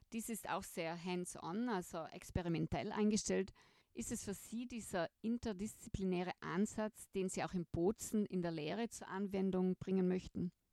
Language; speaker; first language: German; native; German